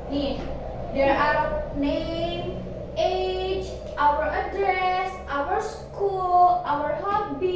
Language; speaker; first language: English; non-native, fluent; Indonesian